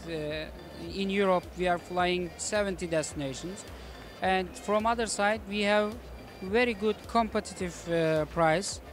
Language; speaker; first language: English; non-native, fluent; Turkish